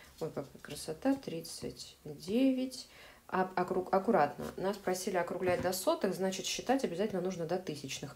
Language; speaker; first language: Russian; native; Russian